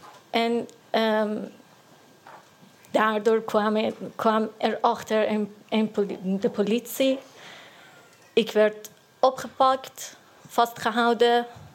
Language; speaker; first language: Dutch; non-native, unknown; Persian